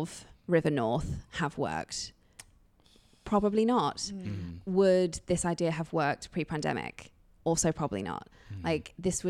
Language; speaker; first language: English; native; English